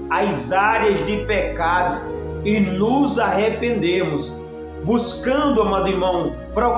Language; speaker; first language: Portuguese; native; Portuguese